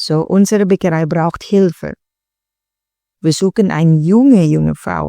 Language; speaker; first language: German; non-native, learner; Filipino